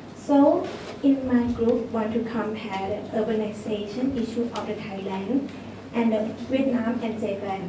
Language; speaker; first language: English; non-native, learner; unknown